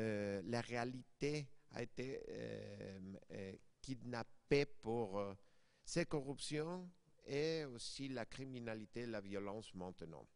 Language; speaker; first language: French; non-native, fluent; Spanish